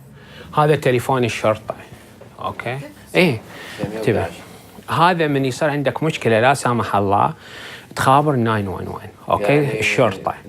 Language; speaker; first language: Arabic; native; Arabic